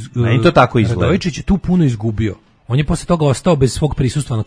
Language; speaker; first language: Serbian; native; Serbian